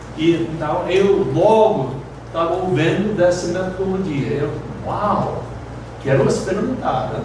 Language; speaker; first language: Portuguese; non-native, fluent; English